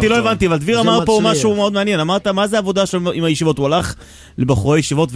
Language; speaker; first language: Hebrew; native; Hebrew